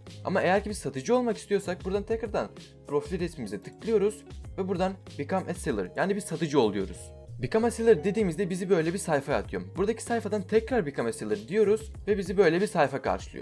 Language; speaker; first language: Turkish; native; Turkish